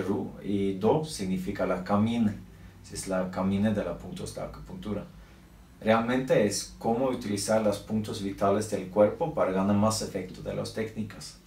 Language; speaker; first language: Spanish; non-native, learner; Norwegian